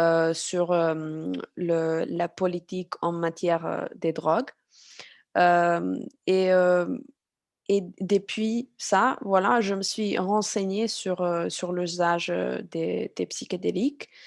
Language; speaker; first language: French; non-native, fluent; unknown